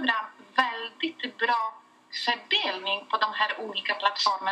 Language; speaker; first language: Swedish; non-native, fluent; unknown